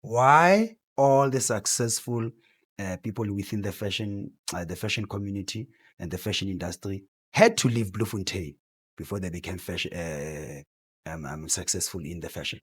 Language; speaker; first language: English; non-native, local second language; Southern Sotho